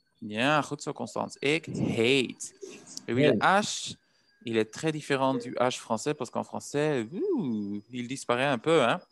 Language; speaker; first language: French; non-native, fluent; Dutch